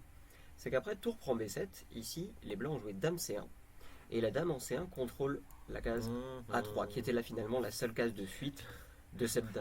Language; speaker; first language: French; native; French